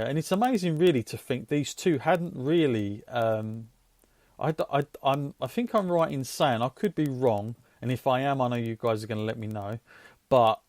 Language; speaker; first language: English; native; English